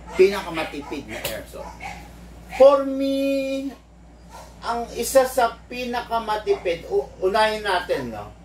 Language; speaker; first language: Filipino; native; Filipino